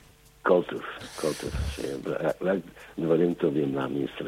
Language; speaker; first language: Hebrew; non-native, fluent; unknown